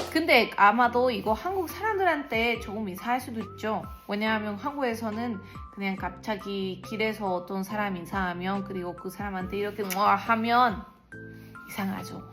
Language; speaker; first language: Korean; non-native, learner; Spanish